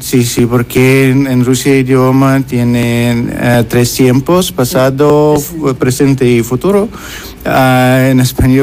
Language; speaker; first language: Spanish; non-native, learner; Russian